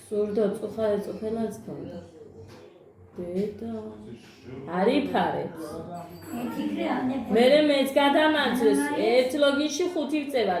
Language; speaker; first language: Georgian; native; Georgian